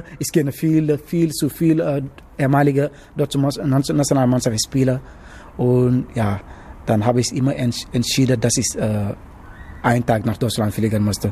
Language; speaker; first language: German; non-native, learner; Wolof